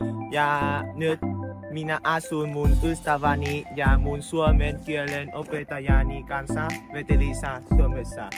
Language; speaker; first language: Finnish; non-native, learner; Vietnamese